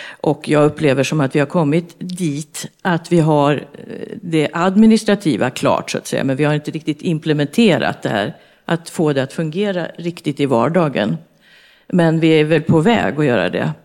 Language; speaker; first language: Swedish; native; Swedish